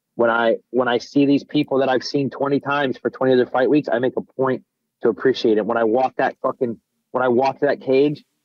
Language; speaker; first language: English; native; English